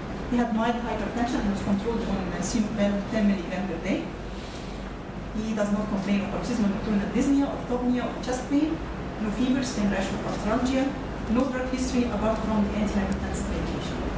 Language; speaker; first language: English; non-native, fluent; Arabic